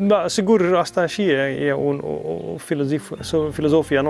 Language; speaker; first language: Romanian; non-native, learner; Dutch